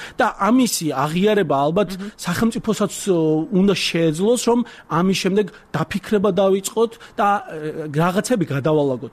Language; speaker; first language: Georgian; non-native, local second language; Azerbaijani